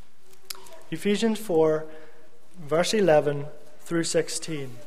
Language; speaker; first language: English; native; English